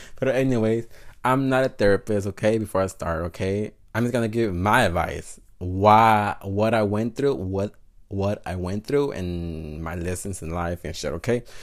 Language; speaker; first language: English; non-native, fluent; Spanish